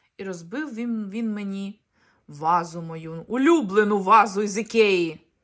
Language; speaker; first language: Ukrainian; non-native, local second language; Russian